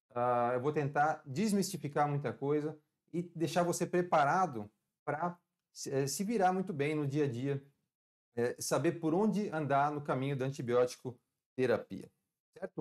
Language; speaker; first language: Portuguese; native; Portuguese